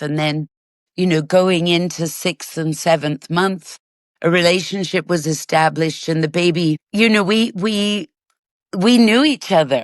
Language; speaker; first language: English; native; English